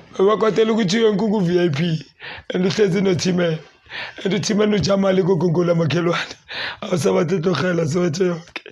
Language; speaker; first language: Zulu; native; Zulu